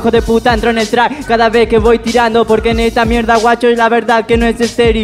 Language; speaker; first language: Spanish; native; Spanish